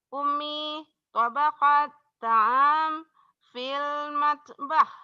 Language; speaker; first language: Arabic; non-native, fluent; Indonesian